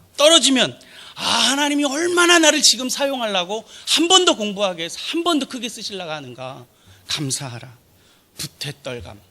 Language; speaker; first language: Korean; native; Korean